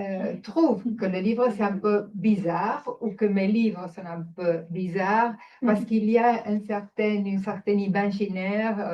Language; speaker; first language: French; non-native, fluent; Spanish